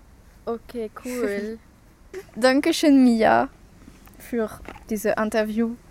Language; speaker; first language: German; non-native, learner; French